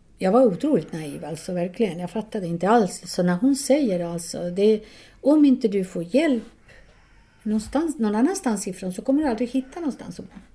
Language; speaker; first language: Swedish; non-native, fluent; Spanish